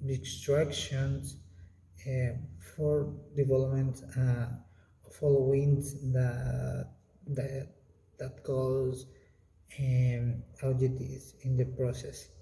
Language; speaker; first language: English; non-native, learner; Spanish